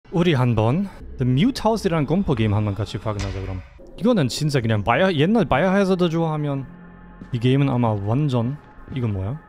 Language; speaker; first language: Korean; non-native, fluent; German